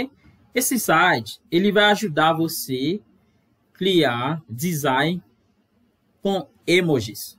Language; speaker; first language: Portuguese; non-native, fluent; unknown